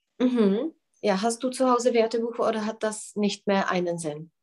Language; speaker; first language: German; non-native, fluent; Czech